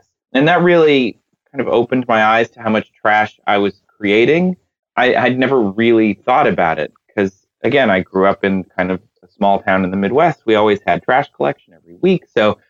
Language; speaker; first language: English; native; English